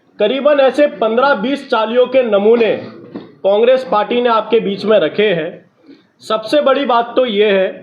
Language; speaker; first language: Hindi; non-native, local second language; Gujarati